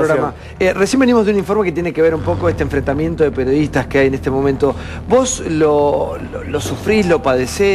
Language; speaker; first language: Spanish; native; Spanish